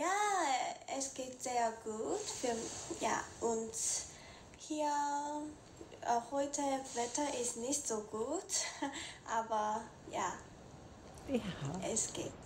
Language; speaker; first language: German; non-native, learner; Korean